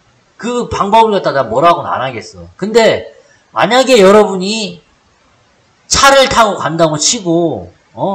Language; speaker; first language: Korean; native; Korean